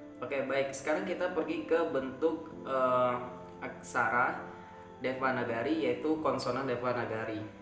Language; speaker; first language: Indonesian; native; Indonesian